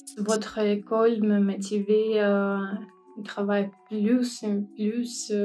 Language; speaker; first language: French; non-native, learner; Russian